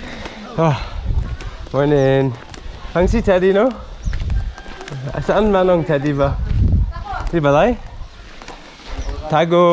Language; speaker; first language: Filipino; non-native, learner; English